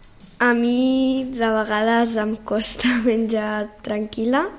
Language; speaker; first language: Catalan; non-native, local second language; Spanish